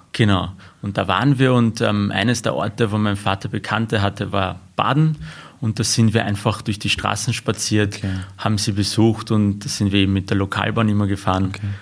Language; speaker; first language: German; early bilingual, other home language; Armenian